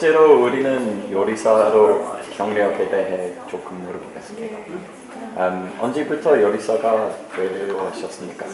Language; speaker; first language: Korean; non-native, learner; English